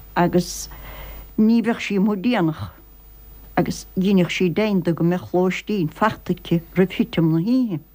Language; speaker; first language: Irish; native; Irish